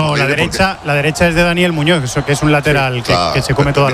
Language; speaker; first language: Spanish; native; Spanish